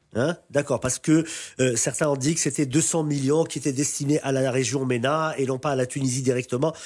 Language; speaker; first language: French; non-native, local second language; Arabic